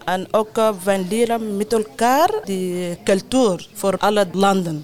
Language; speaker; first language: Dutch; non-native, learner; Arabic